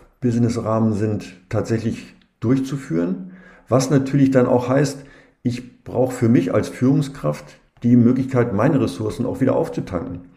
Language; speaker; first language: German; native; German